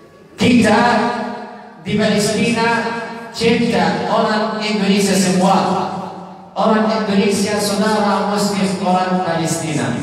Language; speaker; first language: Indonesian; non-native, learner; Arabic